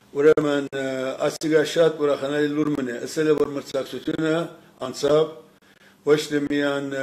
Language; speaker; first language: Armenian; early bilingual, heritage; Armenian